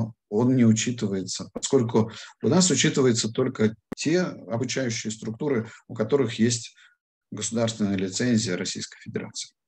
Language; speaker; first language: Russian; native; Russian